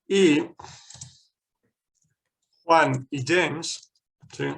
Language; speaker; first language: Spanish; non-native, fluent; English